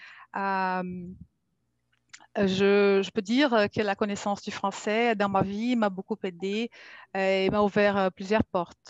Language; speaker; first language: French; non-native, fluent; Portuguese